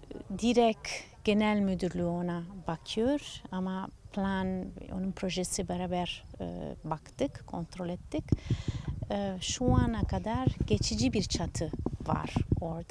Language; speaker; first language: Turkish; non-native, learner; Italian